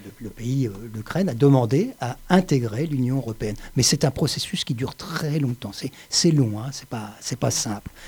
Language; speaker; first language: French; native; French